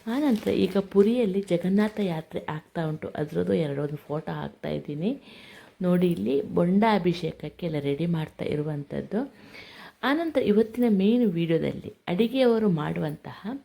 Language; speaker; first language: Kannada; non-native, local second language; Tulu